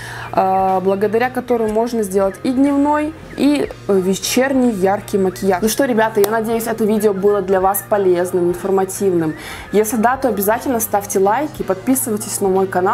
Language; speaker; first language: Russian; native; Russian